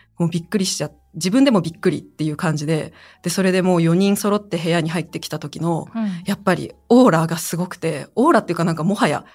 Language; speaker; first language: Japanese; early bilingual, other home language; Chinese